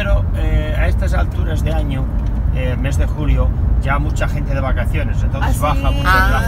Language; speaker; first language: Spanish; native; Spanish